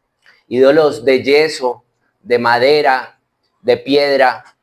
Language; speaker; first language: Spanish; native; Spanish